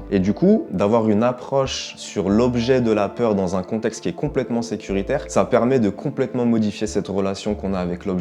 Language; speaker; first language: French; native; French